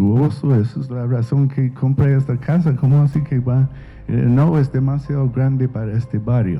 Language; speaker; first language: Spanish; non-native, fluent; English